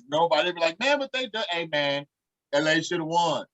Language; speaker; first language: English; native; English